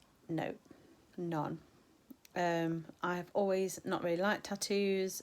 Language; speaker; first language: English; native; English